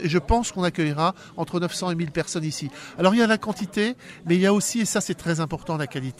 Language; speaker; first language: French; native; French